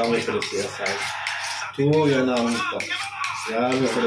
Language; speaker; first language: French; non-native, learner; Arabic